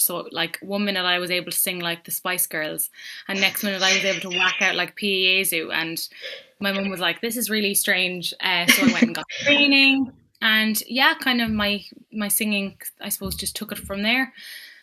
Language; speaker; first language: English; native; English